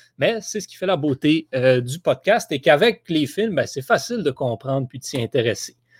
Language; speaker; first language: French; native; French